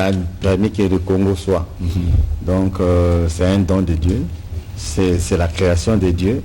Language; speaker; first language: French; non-native, local second language; Lingala